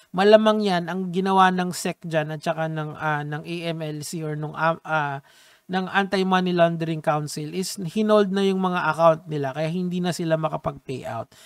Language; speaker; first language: Filipino; native; Filipino